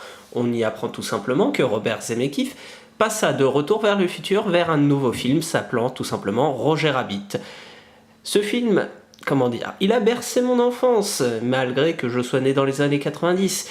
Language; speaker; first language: French; native; French